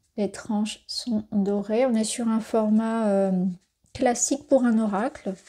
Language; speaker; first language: French; native; French